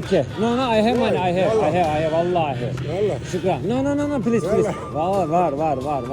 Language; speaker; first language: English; non-native, learner; Turkish